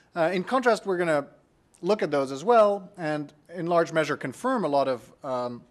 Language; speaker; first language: English; non-native, fluent; French